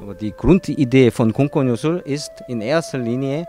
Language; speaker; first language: German; non-native, fluent; Korean